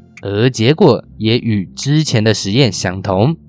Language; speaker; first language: Chinese; native; Chinese